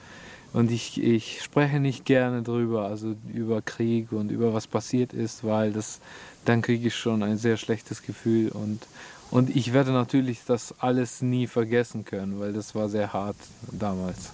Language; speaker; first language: German; non-native, fluent; Albanian